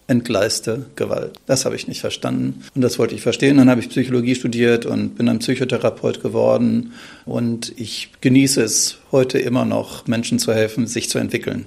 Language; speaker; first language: German; native; German